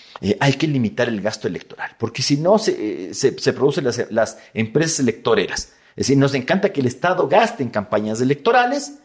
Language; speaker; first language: Spanish; native; Spanish